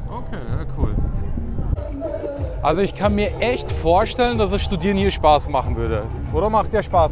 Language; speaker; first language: German; native; German